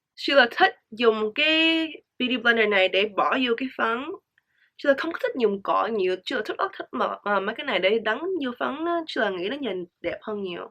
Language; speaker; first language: Vietnamese; early bilingual, heritage; Vietnamese